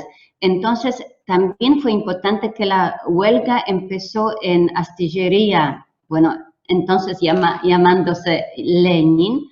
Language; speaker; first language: Spanish; non-native, fluent; Polish